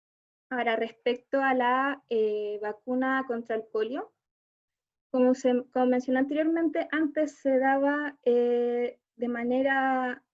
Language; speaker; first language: Spanish; native; Spanish